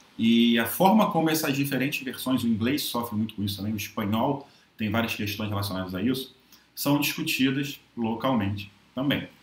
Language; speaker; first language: Portuguese; native; Portuguese